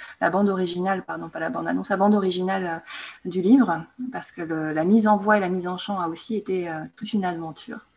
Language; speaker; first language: French; native; French